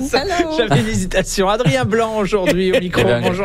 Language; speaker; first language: French; native; French